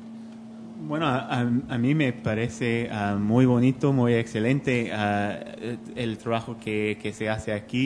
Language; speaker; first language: Spanish; non-native, fluent; English